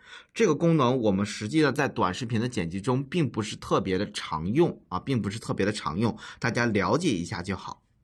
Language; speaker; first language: Chinese; native; Chinese